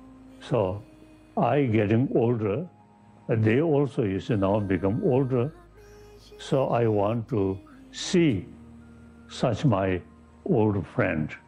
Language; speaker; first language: English; non-native, learner; Tibetan